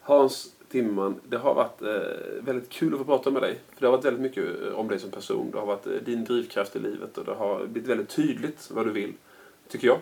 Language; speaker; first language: Swedish; native; Swedish